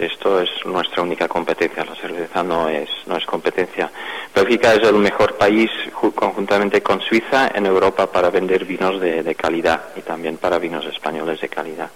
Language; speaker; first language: Spanish; non-native, fluent; Dutch